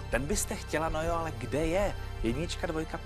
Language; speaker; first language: Czech; native; Czech